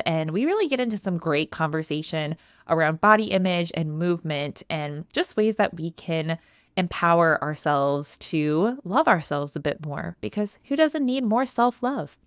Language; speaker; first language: English; native; English